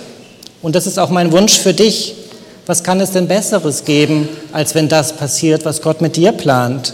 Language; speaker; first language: German; native; German